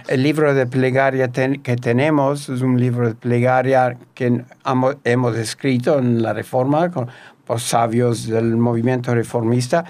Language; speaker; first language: Spanish; non-native, fluent; Turkish